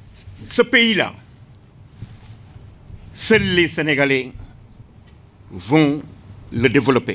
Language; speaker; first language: French; non-native, local second language; Wolof